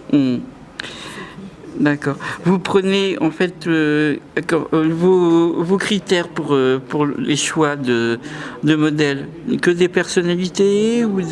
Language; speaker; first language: French; native; French